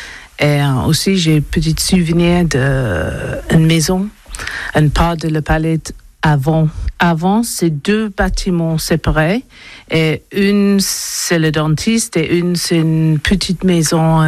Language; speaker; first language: French; non-native, learner; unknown